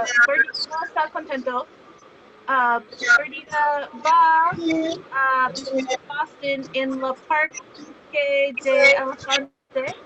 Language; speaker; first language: Spanish; non-native, learner; English